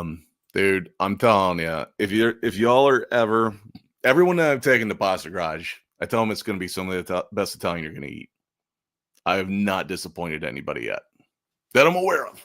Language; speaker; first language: English; native; English